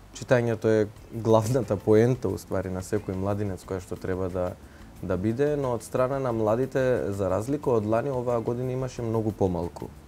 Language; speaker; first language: Macedonian; non-native, local second language; Turkish